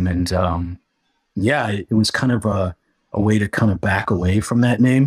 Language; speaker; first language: English; native; English